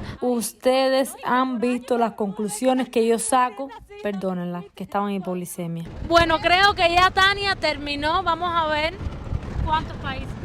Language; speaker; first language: Spanish; native; Spanish